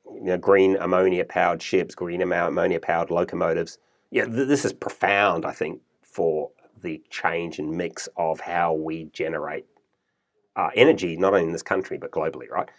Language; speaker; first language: English; native; English